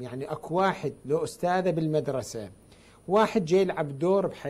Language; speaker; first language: Arabic; native; Arabic